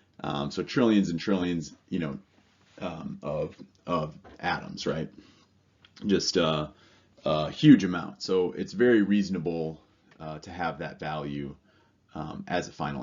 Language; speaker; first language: English; native; English